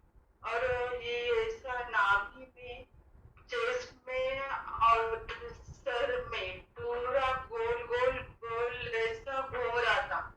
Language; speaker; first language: Hindi; non-native, local second language; Marathi